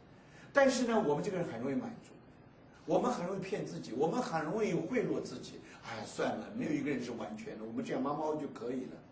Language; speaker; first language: Chinese; native; Chinese